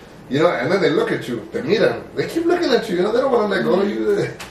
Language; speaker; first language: English; early bilingual, other home language; Spanish